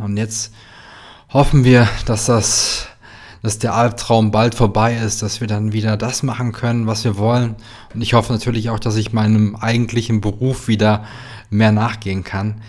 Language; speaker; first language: German; native; German